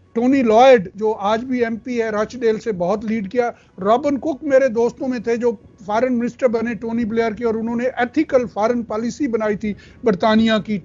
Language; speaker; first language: Urdu; non-native, local second language; Punjabi